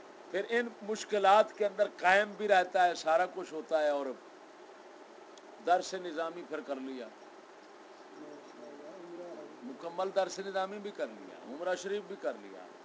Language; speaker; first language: Urdu; non-native, local second language; Punjabi